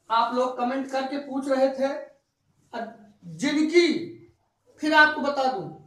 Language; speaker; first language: Hindi; native; Hindi